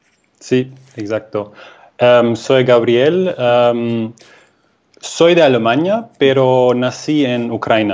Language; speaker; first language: Spanish; non-native, fluent; German